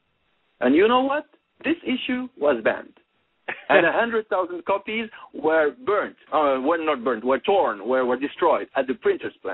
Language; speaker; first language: English; non-native, fluent; Arabic